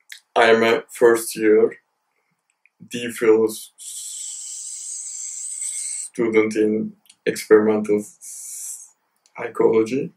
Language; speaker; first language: English; non-native, fluent; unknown